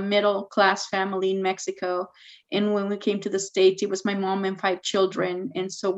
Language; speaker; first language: English; non-native, fluent; Spanish